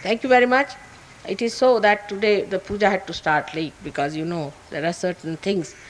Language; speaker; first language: English; non-native, local second language; Marathi